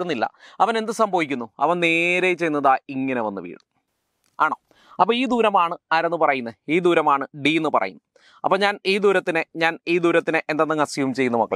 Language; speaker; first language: Malayalam; native; Malayalam